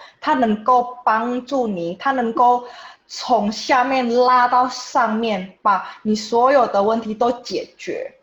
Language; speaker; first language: Chinese; non-native, fluent; Indonesian